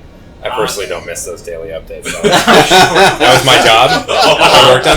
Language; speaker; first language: English; native; English